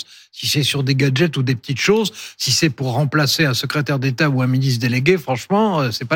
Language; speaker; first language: French; native; French